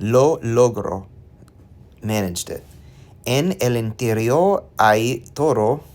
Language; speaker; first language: Spanish; non-native, learner; English